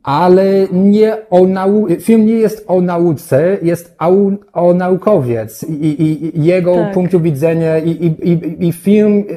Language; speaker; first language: Polish; non-native, learner; English